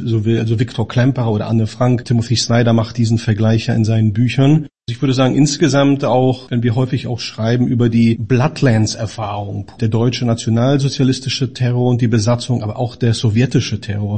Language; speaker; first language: German; native; German